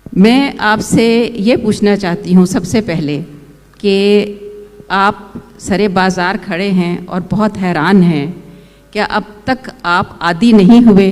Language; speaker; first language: Urdu; non-native, local second language; Punjabi